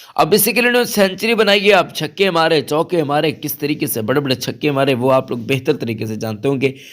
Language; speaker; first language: Urdu; native; Urdu